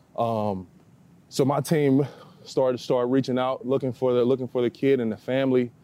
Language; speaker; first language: English; native; English